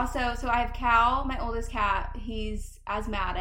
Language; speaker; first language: English; native; English